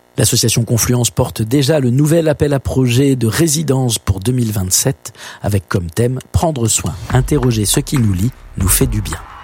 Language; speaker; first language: French; native; French